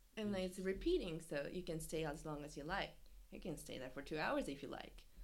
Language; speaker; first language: English; non-native, fluent; Japanese